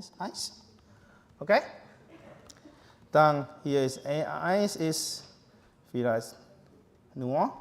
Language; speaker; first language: German; non-native, learner; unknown